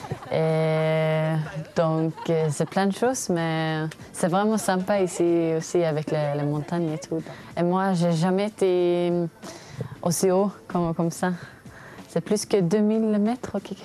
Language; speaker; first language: French; non-native, fluent; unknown